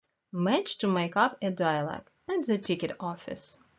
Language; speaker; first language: English; non-native, fluent; Ukrainian